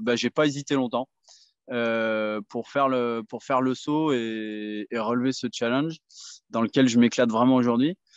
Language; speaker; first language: French; native; French